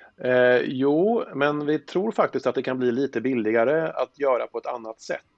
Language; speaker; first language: Swedish; native; Swedish